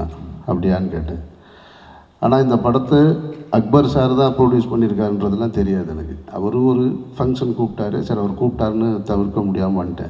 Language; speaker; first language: Tamil; native; Tamil